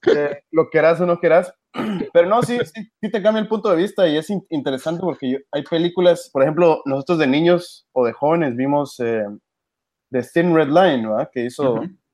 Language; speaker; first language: Spanish; native; Spanish